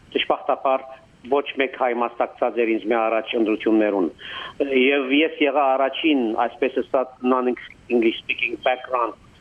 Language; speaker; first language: Armenian; early bilingual, heritage; Armenian